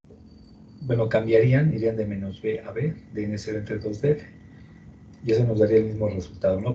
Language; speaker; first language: Spanish; native; Spanish